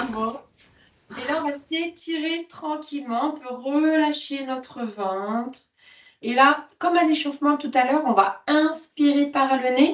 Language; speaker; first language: French; native; French